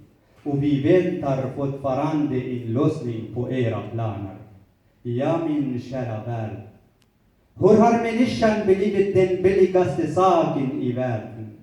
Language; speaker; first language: Swedish; non-native, learner; Kurdish